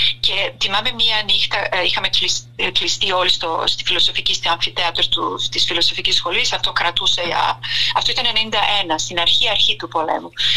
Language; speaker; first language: Greek; non-native, fluent; Serbian